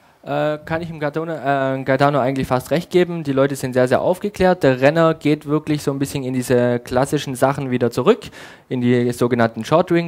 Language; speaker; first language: German; native; German